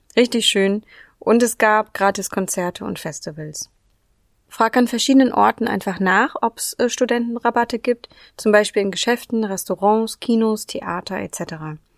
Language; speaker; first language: German; native; German